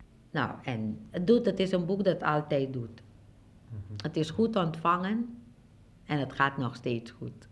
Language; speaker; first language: Dutch; non-native, local second language; Papiamento